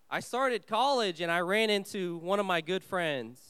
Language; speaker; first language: English; early bilingual, other home language; Vietnamese